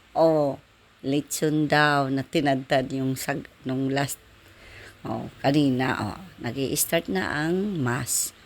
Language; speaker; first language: Filipino; non-native, local second language; Waray